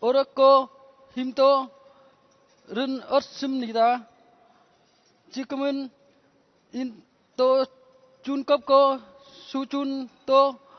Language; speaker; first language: Korean; non-native, learner; Vietnamese